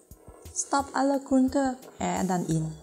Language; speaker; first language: Dutch; non-native, learner; Thai